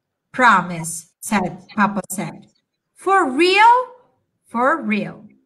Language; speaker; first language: English; non-native, fluent; Portuguese